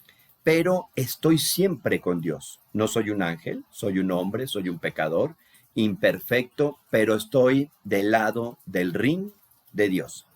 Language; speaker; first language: Spanish; native; Spanish